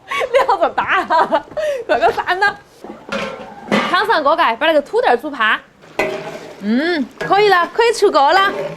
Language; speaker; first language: Chinese; native; Chinese